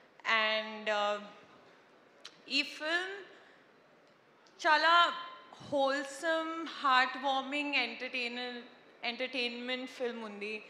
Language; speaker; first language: Telugu; non-native, learner; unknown